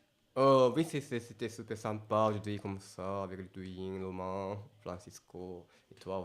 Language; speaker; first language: French; non-native, learner; Japanese